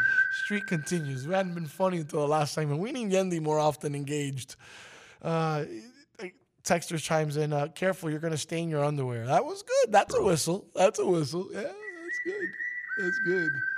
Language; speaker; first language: English; early bilingual, other home language; Spanish